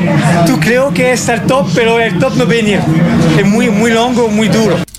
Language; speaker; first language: Spanish; non-native, learner; French